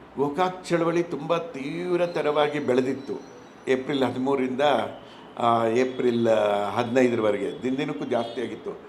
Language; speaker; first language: Kannada; non-native, local second language; Telugu